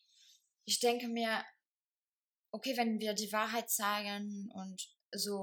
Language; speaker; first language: German; non-native, fluent; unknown